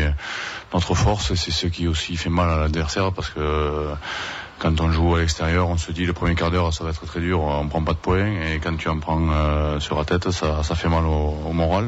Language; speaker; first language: French; native; French